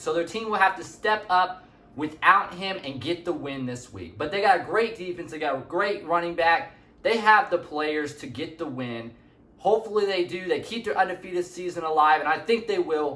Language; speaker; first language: English; native; English